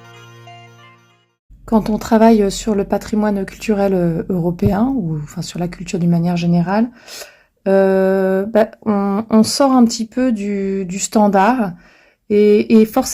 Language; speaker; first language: French; native; French